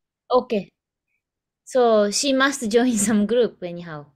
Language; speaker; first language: English; non-native, learner; Japanese